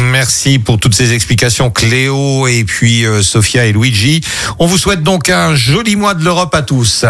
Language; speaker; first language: French; native; French